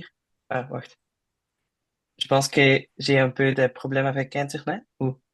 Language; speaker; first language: French; non-native, learner; Dutch